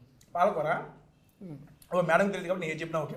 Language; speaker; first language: Telugu; native; Telugu